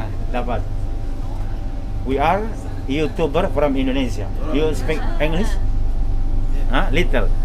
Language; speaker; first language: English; non-native, learner; Indonesian